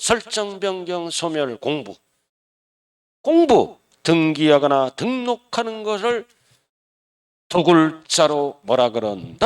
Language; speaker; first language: Korean; native; Korean